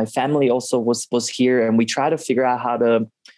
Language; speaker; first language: English; non-native, fluent; Czech